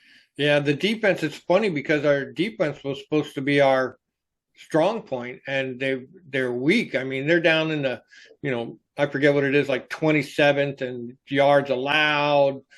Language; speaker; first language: English; native; English